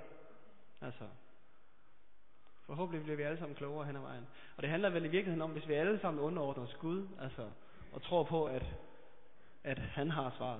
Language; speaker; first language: Danish; native; Danish